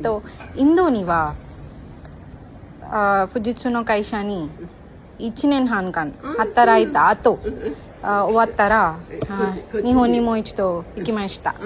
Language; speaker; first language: Japanese; non-native, learner; Telugu